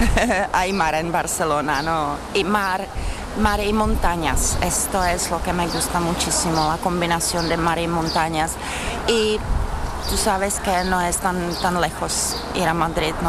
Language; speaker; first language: Spanish; non-native, fluent; Czech